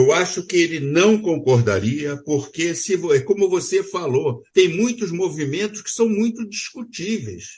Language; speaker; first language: Portuguese; native; Portuguese